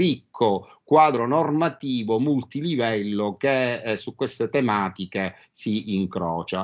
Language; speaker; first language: Italian; native; Italian